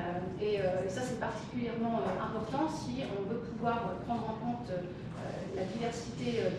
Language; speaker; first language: French; native; French